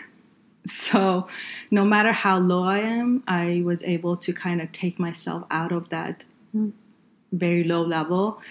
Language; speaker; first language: English; non-native, fluent; Persian